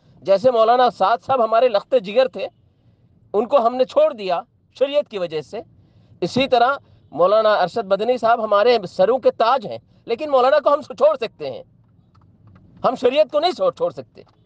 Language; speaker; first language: Hindi; non-native, local second language; Bangla